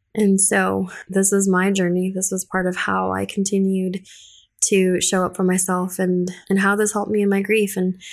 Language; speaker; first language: English; early bilingual, other home language; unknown